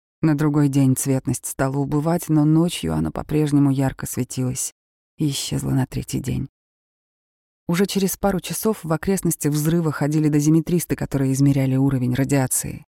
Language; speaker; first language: Russian; native; Russian